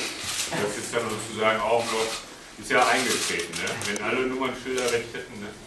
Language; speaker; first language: German; native; German